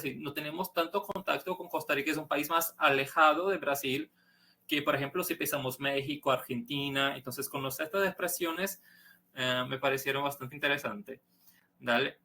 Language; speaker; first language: Spanish; non-native, fluent; Portuguese